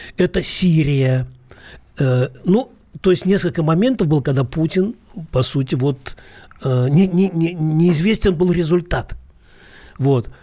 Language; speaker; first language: Russian; native; Russian